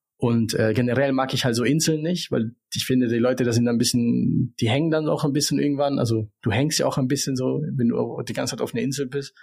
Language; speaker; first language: German; early bilingual, other home language; Spanish